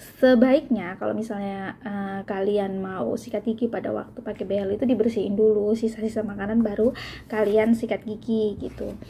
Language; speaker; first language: Indonesian; native; Indonesian